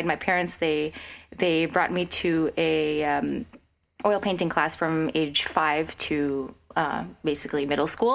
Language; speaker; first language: English; non-native, local second language; French